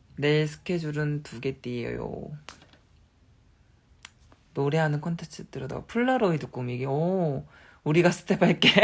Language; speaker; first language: Korean; native; Korean